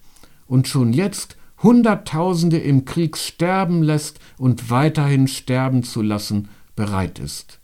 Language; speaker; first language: German; native; German